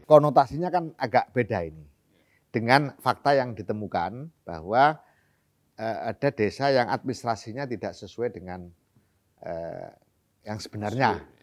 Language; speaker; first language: Indonesian; native; Indonesian